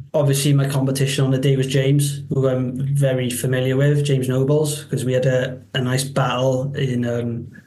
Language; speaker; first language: English; native; English